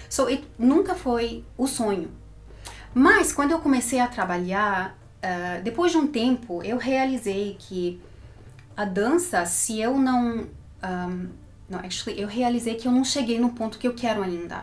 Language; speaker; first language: Portuguese; early bilingual, heritage; Portuguese